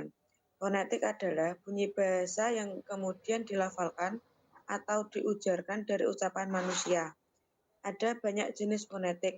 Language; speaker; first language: Indonesian; native; Indonesian